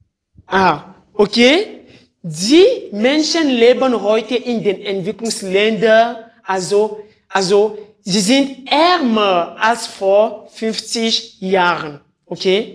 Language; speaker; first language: German; non-native, fluent; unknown